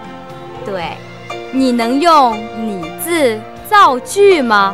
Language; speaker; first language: Chinese; native; Chinese